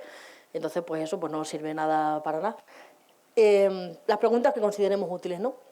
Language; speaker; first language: Spanish; native; Spanish